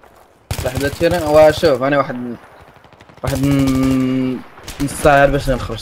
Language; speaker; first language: Arabic; native; Arabic